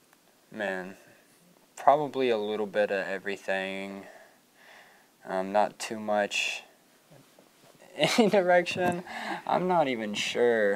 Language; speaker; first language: English; native; English